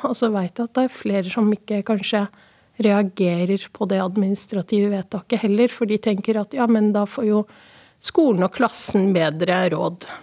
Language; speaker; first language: Norwegian; early bilingual, other home language; Somali